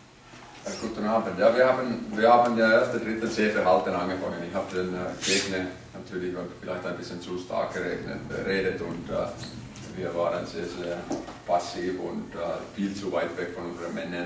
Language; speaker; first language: German; non-native, fluent; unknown